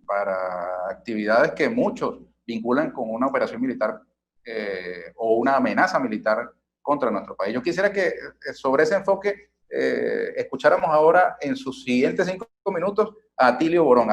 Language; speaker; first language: Spanish; native; Spanish